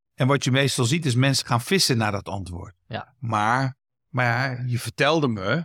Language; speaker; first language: Dutch; early bilingual, other home language; Kurdish